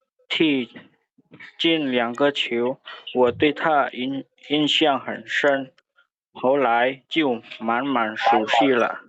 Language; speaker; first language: Chinese; non-native, learner; Indonesian